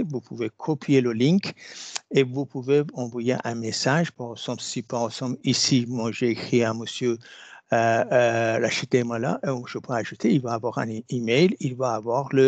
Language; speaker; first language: French; non-native, fluent; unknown